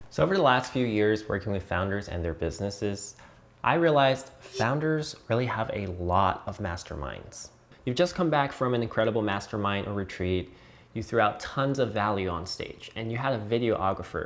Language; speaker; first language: English; native; English